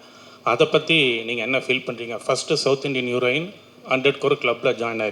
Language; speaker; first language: Tamil; native; Tamil